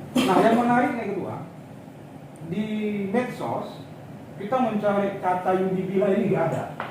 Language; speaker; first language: Indonesian; native; Indonesian